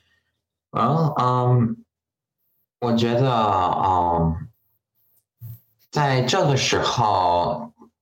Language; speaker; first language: Chinese; non-native, learner; English